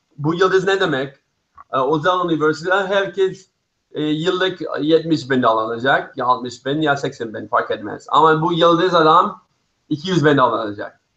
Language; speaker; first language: Turkish; non-native, fluent; English